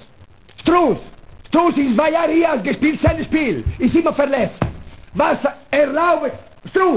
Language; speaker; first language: German; non-native, learner; Italian